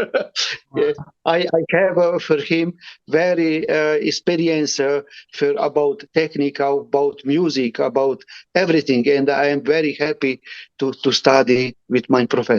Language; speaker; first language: English; non-native, learner; Romany